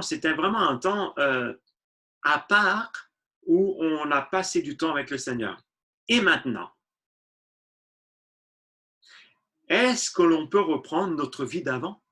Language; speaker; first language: French; native; French